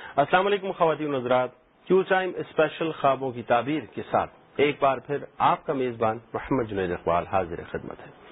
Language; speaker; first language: Urdu; native; Urdu